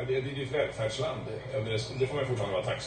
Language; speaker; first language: Swedish; native; Swedish